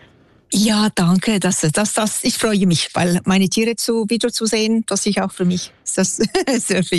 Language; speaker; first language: German; non-native, local second language; French